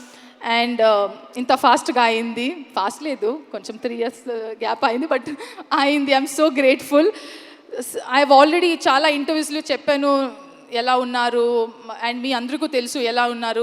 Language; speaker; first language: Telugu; non-native, learner; Kannada